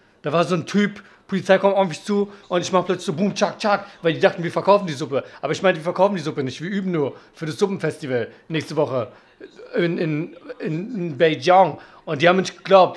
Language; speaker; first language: German; native; German